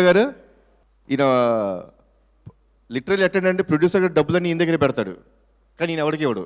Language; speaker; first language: Telugu; native; Telugu